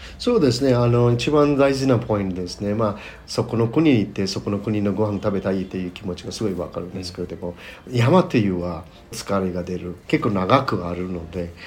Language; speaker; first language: Japanese; non-native, fluent; Nepali